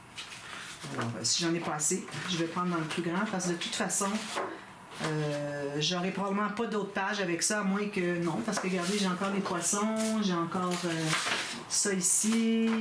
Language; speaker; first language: French; native; French